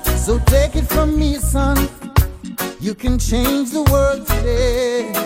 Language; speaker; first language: English; non-native, local second language; Akan